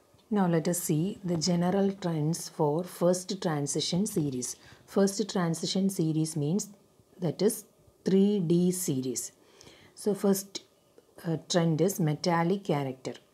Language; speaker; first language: English; non-native, local second language; Malayalam